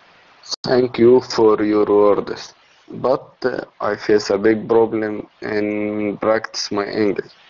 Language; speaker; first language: English; non-native, learner; Arabic